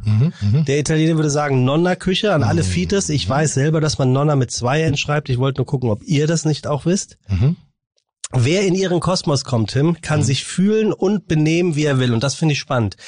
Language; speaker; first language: German; native; German